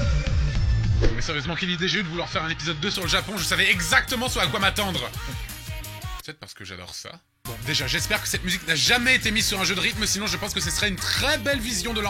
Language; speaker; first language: French; native; French